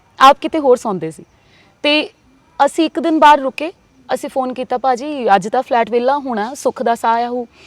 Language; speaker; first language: Punjabi; native; Punjabi